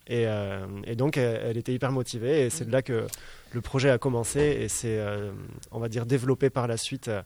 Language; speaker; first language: French; native; French